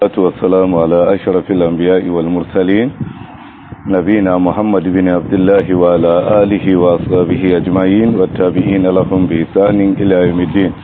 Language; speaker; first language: Arabic; non-native, fluent; Hausa